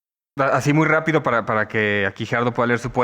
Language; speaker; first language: Spanish; native; Spanish